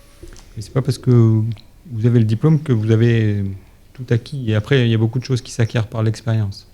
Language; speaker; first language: French; native; French